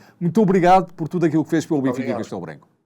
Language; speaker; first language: Portuguese; native; Portuguese